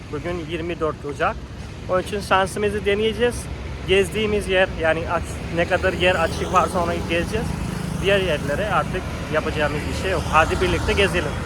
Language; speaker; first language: Turkish; non-native, fluent; Hindi